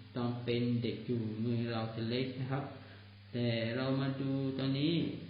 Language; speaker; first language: Thai; non-native, local second language; Malay